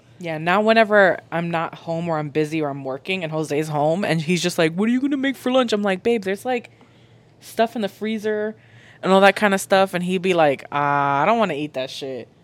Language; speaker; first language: English; native; English